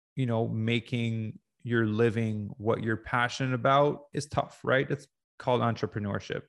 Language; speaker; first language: English; native; English